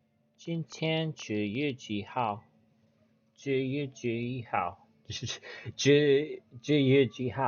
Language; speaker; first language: Chinese; non-native, learner; English